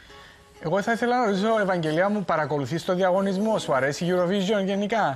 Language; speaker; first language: Greek; native; Greek